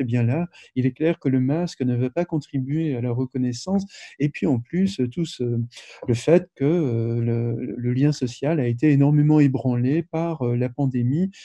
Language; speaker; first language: French; native; French